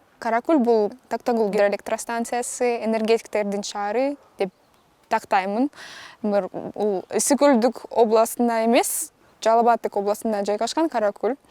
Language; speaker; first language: Kyrgyz; non-native, local second language; Russian